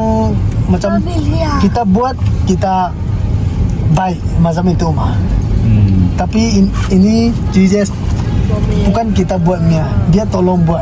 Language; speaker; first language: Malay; non-native, learner; Tedim Chin